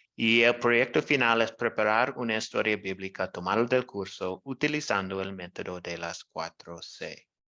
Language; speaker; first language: Spanish; non-native, learner; English